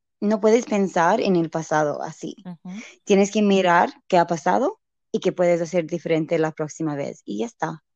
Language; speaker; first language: Spanish; non-native, learner; English